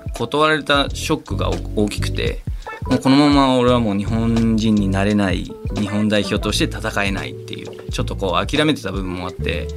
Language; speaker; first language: Japanese; non-native, fluent; Spanish